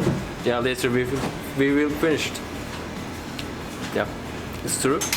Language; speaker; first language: English; non-native, learner; Turkish